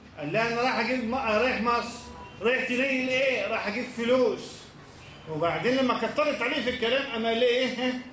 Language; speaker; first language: Arabic; native; Arabic